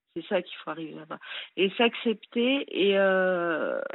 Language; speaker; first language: French; native; French